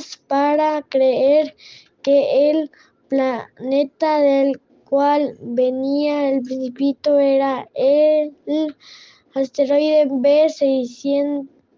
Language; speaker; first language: Spanish; non-native, learner; French